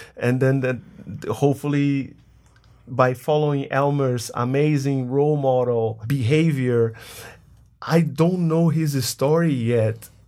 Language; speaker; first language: English; non-native, fluent; Portuguese